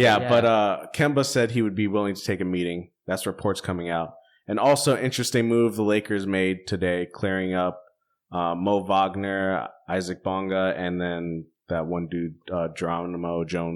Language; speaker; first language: English; native; English